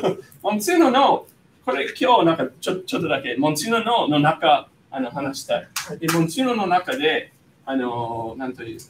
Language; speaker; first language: Japanese; non-native, fluent; English